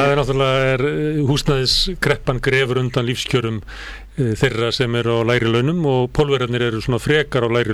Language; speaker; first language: Icelandic; native; Icelandic